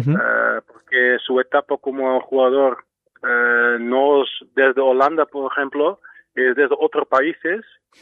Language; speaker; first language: Spanish; non-native, fluent; Dutch